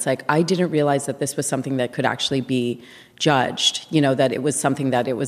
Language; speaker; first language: English; native; English